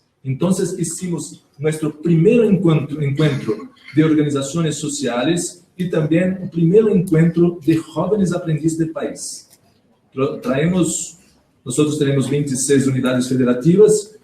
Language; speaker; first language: Spanish; non-native, learner; Portuguese